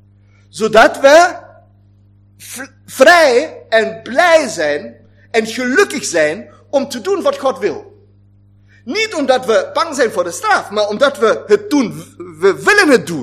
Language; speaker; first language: Dutch; non-native, fluent; German